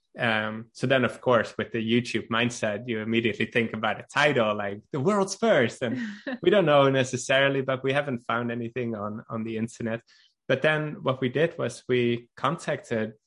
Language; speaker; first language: English; non-native, fluent; Dutch